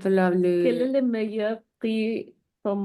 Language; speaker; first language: French; non-native, learner; English